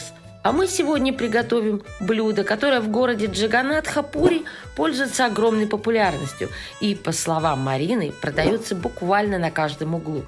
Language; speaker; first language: Russian; native; Russian